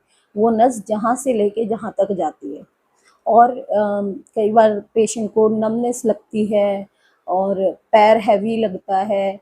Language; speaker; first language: Hindi; native; Hindi